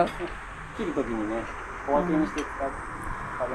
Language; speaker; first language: Japanese; native; Japanese